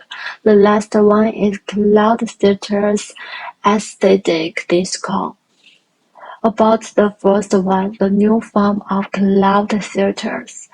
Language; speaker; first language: English; non-native, learner; Chinese